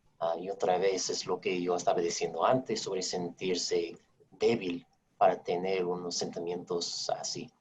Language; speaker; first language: Spanish; non-native, fluent; English